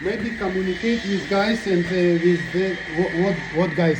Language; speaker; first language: English; non-native, learner; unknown